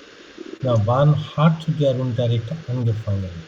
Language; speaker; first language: German; non-native, fluent; Bangla